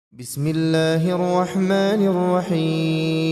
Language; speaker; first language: Arabic; native; Arabic